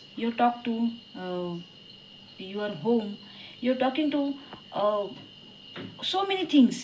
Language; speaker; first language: English; non-native, learner; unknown